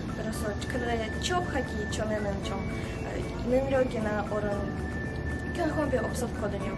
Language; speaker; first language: Korean; non-native, fluent; Russian